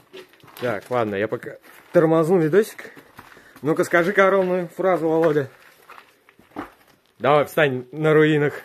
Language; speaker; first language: Russian; native; Russian